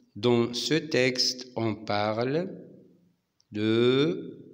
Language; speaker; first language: French; non-native, local second language; Arabic